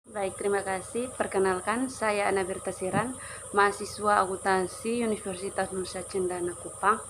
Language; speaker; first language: Indonesian; native; Indonesian